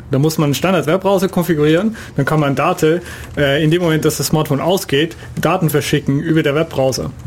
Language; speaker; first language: German; non-native, fluent; Dutch